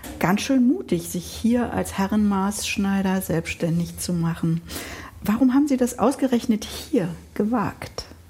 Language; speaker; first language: German; native; German